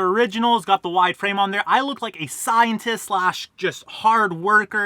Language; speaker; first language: English; native; English